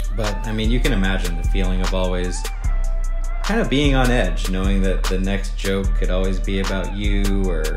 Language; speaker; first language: English; native; English